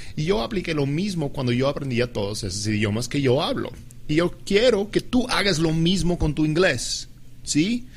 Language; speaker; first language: Spanish; non-native, fluent; English